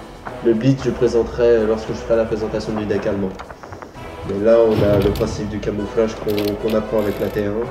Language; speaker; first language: French; native; French